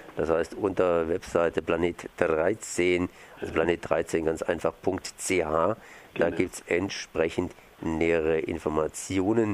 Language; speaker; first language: German; native; German